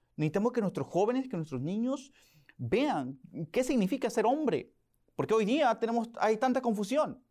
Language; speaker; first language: Spanish; early bilingual, heritage; Spanish